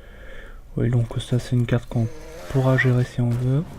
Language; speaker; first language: French; native; French